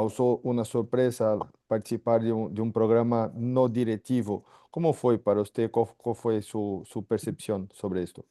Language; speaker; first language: Spanish; non-native, fluent; Portuguese